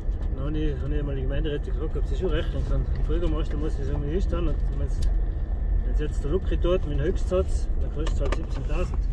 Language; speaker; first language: German; native; German